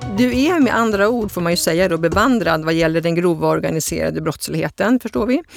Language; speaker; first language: Swedish; native; Swedish